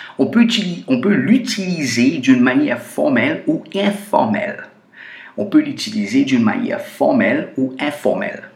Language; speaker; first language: French; non-native, fluent; Portuguese